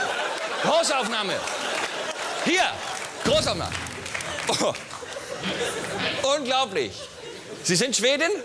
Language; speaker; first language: German; native; German